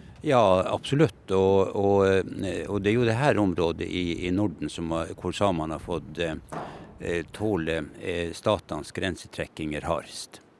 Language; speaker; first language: Norwegian; native; Norwegian